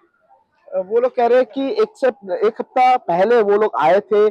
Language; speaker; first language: Hindi; non-native, local second language; Bangla